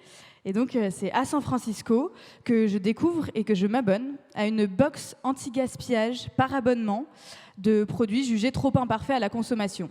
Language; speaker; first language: French; native; French